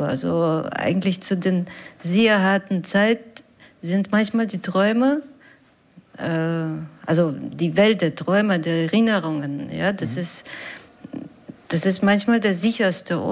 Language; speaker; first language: German; non-native, fluent; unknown